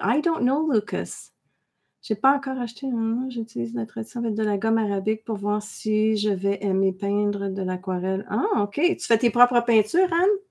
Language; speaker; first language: French; native; French